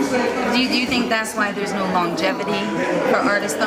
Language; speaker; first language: English; native; English